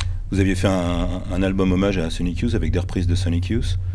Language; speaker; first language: French; native; French